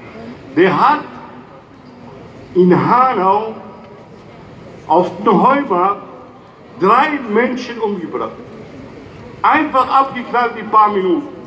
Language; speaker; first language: German; non-native, fluent; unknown